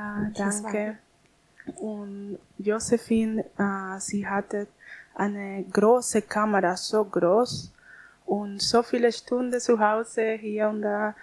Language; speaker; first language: German; non-native, learner; Spanish